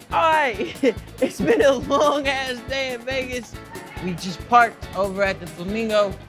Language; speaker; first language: English; native; English